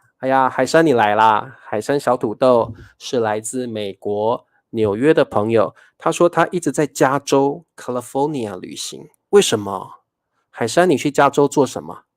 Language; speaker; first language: Chinese; native; Chinese